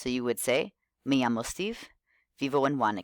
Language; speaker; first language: Spanish; non-native, fluent; English